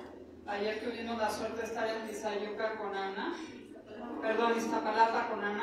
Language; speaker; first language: Spanish; native; Spanish